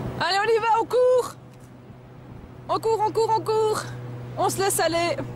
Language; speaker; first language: French; native; French